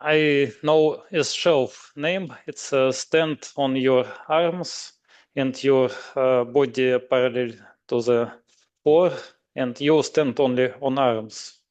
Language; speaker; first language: English; non-native, learner; Russian